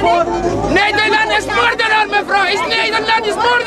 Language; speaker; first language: Dutch; non-native, learner; Persian